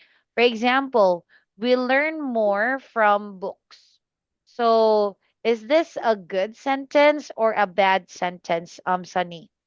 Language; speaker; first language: English; non-native, fluent; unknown